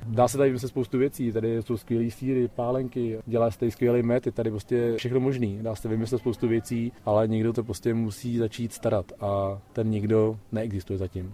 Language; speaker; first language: Czech; native; Czech